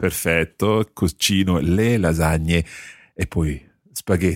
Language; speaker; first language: Italian; non-native, fluent; English